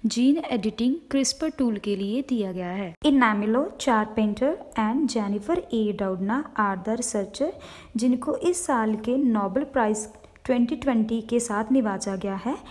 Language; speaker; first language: Hindi; non-native, local second language; Punjabi